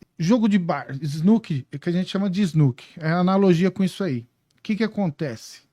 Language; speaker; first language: Portuguese; native; Portuguese